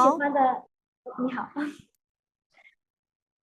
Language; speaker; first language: Chinese; non-native, learner; Thai